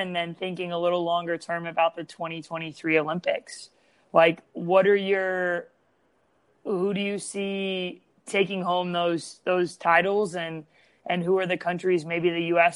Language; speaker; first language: English; native; English